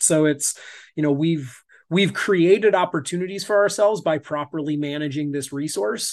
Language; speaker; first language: English; native; English